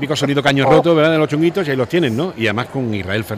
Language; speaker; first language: Spanish; native; Spanish